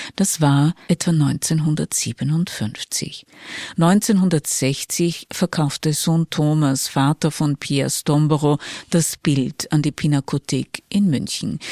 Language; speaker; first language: German; native; German